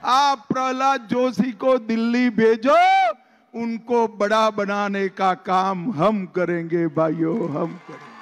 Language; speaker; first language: Hindi; non-native, local second language; Gujarati